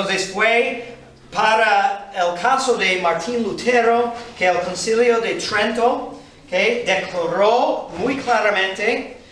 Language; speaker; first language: Spanish; non-native, fluent; English